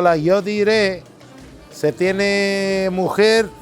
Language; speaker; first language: Spanish; non-native, learner; Turkish